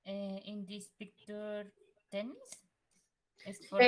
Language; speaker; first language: English; non-native, learner; Spanish